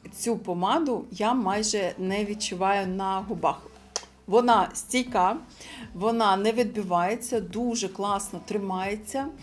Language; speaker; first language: Ukrainian; non-native, local second language; Russian